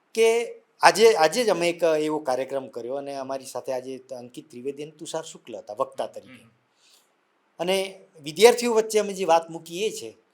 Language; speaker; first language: Gujarati; non-native, local second language; Vasavi